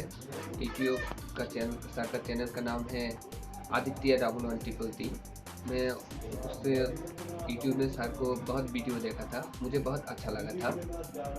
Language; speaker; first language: Hindi; non-native, learner; Bangla